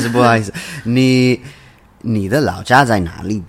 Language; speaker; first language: Chinese; non-native, learner; English